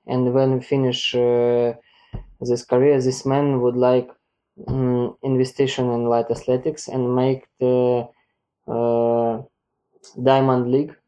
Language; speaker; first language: English; non-native, learner; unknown